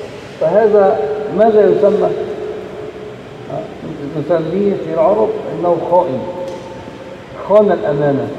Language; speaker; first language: Arabic; native; Arabic